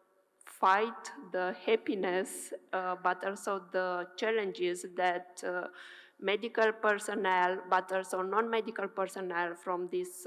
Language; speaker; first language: English; non-native, fluent; Romanian